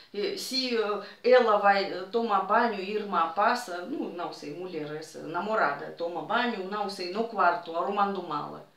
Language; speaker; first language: Portuguese; non-native, fluent; Russian